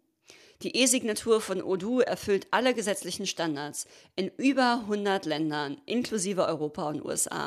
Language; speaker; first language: German; native; German